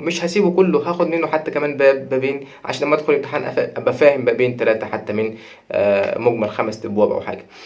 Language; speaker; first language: Arabic; native; Arabic